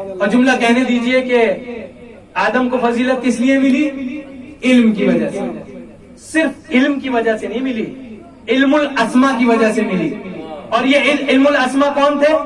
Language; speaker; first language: Urdu; native; Urdu